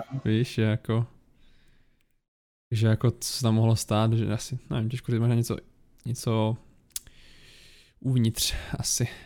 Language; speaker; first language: Czech; native; Czech